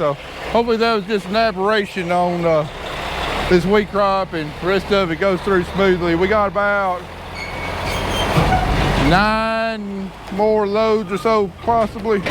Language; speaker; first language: English; native; English